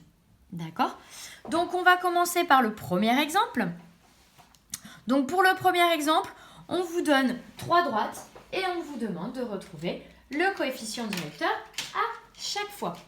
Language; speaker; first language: French; native; French